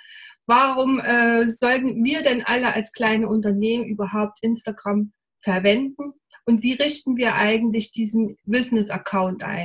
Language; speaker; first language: German; native; German